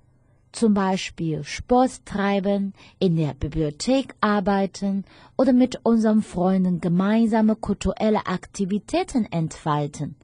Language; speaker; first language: German; non-native, fluent; Chinese